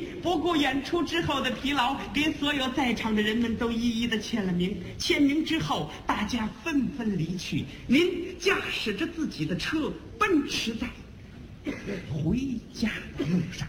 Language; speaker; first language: Chinese; native; Chinese